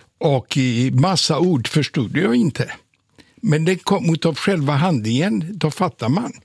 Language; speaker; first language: Swedish; non-native, fluent; Polish